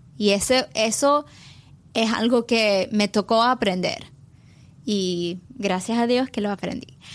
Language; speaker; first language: Spanish; early bilingual, heritage; English